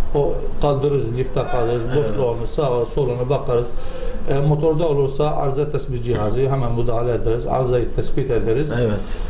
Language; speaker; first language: Turkish; non-native, learner; Arabic